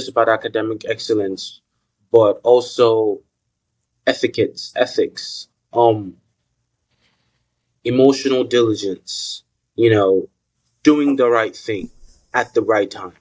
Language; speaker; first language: English; non-native, local second language; Yoruba